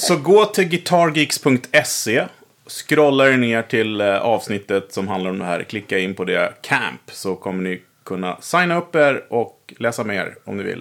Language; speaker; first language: Swedish; native; Swedish